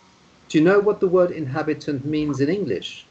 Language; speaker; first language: English; non-native, fluent; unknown